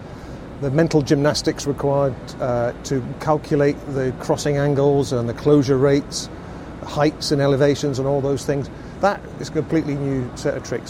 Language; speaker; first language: English; native; English